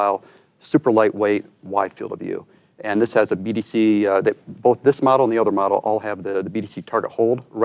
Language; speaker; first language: English; native; English